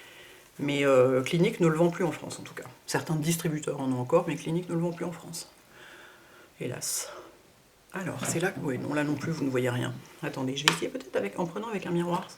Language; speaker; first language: French; native; French